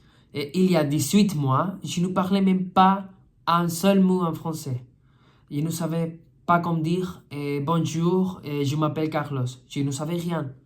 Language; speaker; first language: French; non-native, fluent; Spanish